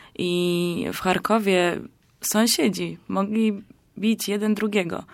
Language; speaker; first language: Polish; native; Polish